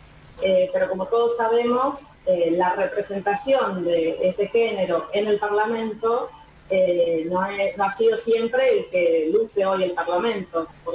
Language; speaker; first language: Spanish; native; Spanish